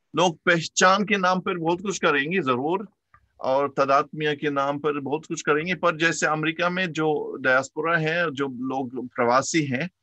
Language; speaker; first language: Hindi; non-native, fluent; German